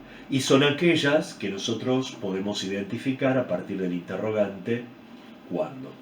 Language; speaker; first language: Spanish; native; Spanish